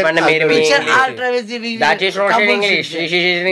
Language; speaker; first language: English; non-native, local second language; Telugu